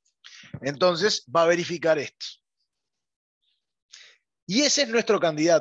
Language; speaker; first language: Spanish; native; Spanish